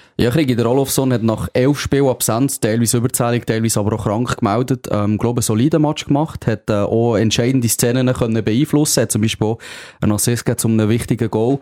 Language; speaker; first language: German; native; German